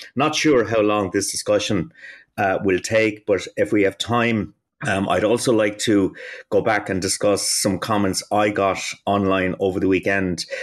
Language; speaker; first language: English; native; English